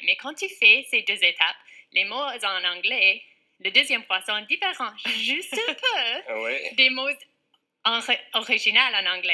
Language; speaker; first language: French; non-native, fluent; English